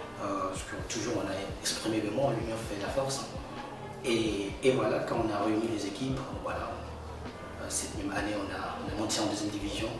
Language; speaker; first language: French; non-native, local second language; Comorian